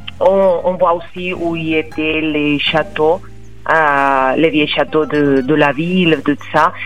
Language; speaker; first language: French; non-native, fluent; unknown